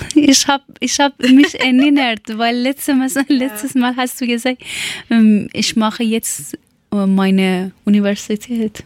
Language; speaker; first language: German; non-native, learner; Persian